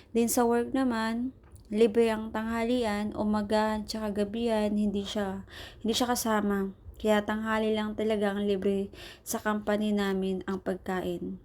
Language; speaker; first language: Filipino; native; Filipino